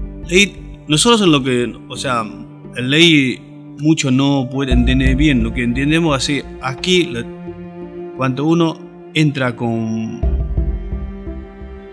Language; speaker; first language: Spanish; non-native, learner; Chinese